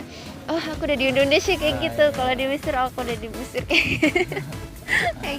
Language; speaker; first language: Indonesian; early bilingual, heritage; Indonesian